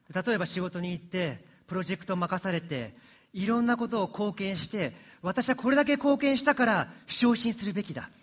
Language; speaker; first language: Japanese; early bilingual, other home language; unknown